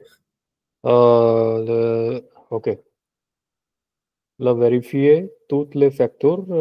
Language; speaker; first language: French; non-native, learner; Punjabi